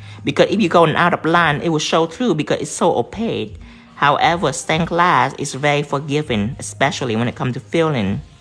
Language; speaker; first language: English; non-native, fluent; Vietnamese